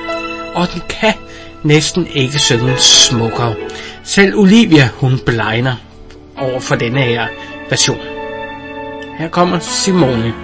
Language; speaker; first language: Danish; native; Danish